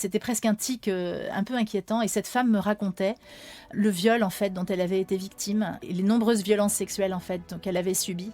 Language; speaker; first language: French; native; French